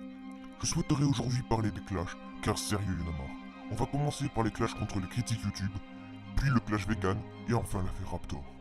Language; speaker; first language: French; native; French